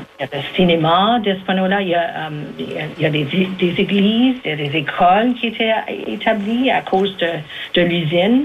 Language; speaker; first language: French; native; French